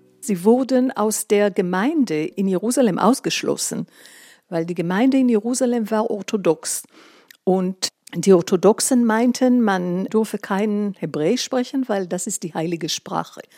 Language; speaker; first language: German; non-native, fluent; Hebrew